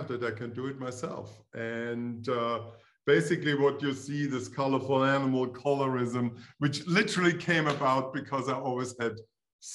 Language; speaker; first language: English; non-native, fluent; German